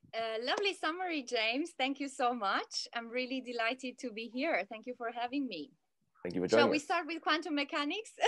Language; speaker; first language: English; non-native, fluent; Italian